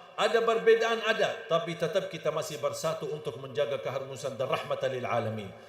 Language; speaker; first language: Malay; non-native, fluent; Arabic